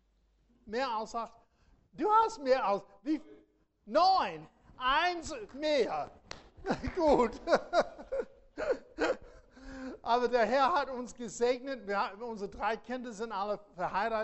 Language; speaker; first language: German; non-native, fluent; English